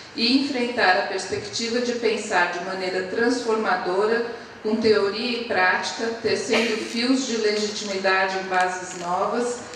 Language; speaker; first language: Portuguese; native; Portuguese